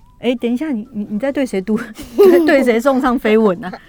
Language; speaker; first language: Chinese; native; Chinese